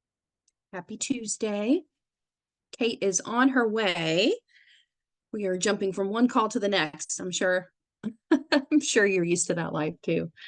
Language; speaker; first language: English; native; English